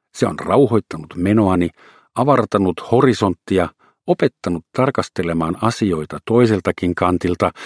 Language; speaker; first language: Finnish; non-native, fluent; German